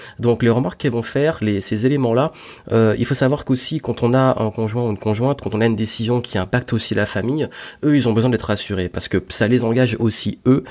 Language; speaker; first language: French; native; French